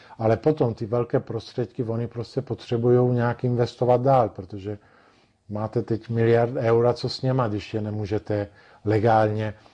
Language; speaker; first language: Czech; non-native, fluent; Italian